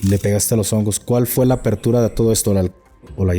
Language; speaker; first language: Spanish; native; Spanish